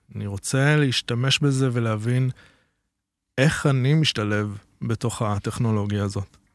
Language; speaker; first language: Hebrew; native; Hebrew